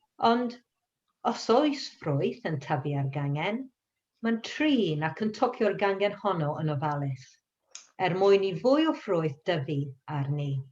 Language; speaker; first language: Welsh; non-native, local second language; English